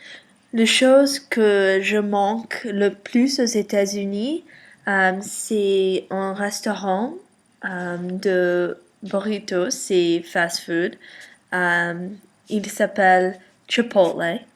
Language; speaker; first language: French; non-native, learner; English